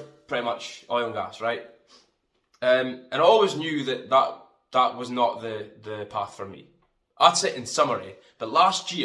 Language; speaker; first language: English; native; English